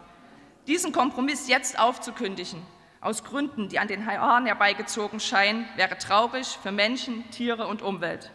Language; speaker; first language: German; native; German